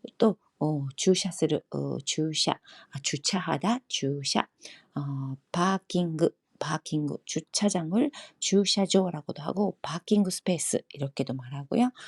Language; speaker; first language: Korean; non-native, fluent; Japanese